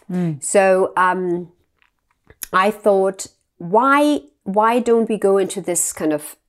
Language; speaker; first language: English; non-native, fluent; German